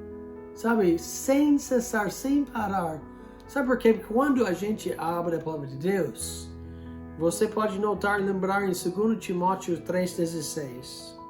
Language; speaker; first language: Portuguese; non-native, fluent; English